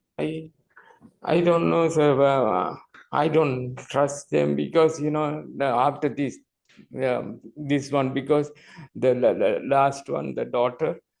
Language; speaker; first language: English; non-native, local second language; Tamil